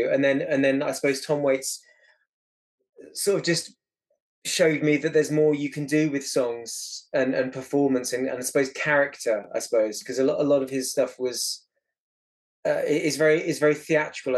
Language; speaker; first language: English; native; English